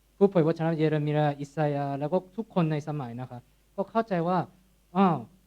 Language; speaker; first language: Thai; non-native, fluent; Korean